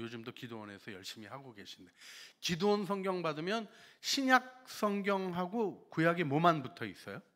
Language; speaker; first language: Korean; native; Korean